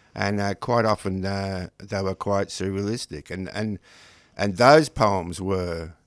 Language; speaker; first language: English; non-native, local second language; Ukrainian